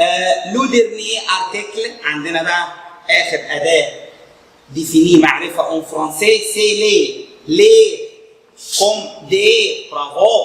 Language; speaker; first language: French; non-native, fluent; Arabic